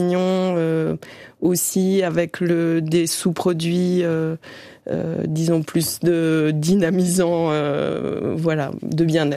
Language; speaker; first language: French; native; French